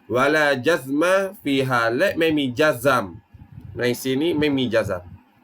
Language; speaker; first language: Thai; non-native, local second language; Malay